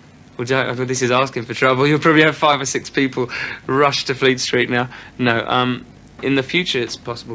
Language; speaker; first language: English; native; English